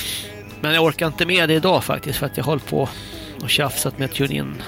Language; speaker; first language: Swedish; native; Swedish